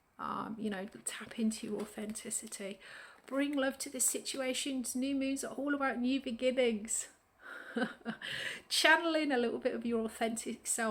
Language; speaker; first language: English; native; English